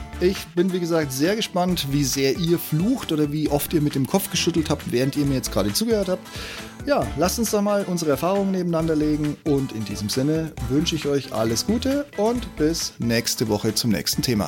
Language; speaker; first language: German; native; German